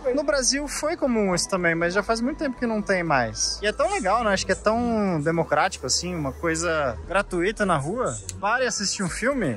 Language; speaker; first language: Portuguese; native; Portuguese